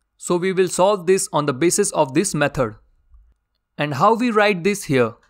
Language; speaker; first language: English; non-native, local second language; Hindi